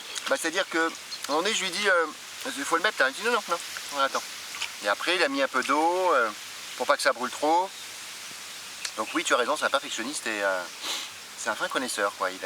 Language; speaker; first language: French; native; French